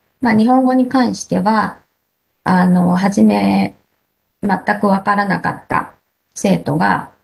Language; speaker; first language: Japanese; native; Japanese